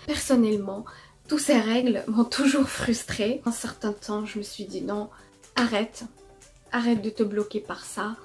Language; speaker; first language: French; non-native, local second language; Arabic